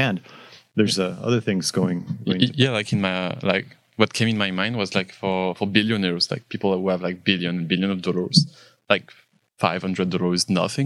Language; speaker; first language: English; non-native, fluent; French